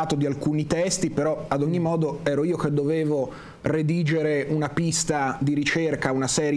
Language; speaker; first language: Italian; native; Italian